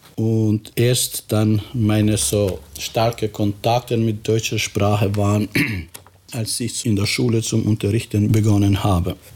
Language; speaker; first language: German; non-native, fluent; Albanian